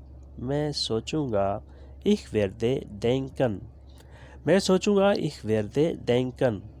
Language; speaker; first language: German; non-native, learner; Urdu